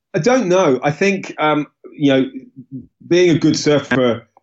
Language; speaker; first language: English; native; English